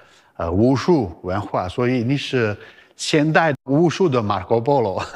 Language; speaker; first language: Chinese; non-native, learner; Italian